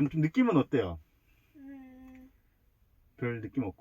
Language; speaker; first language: Korean; native; Korean